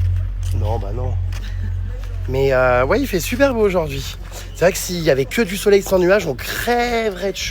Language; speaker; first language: French; native; French